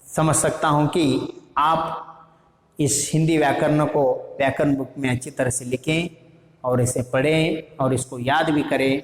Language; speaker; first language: Hindi; non-native, local second language; Kannada